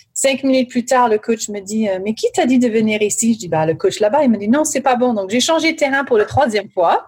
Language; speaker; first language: French; early bilingual, heritage; French